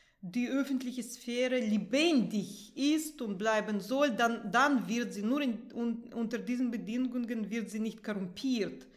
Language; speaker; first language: German; non-native, fluent; Russian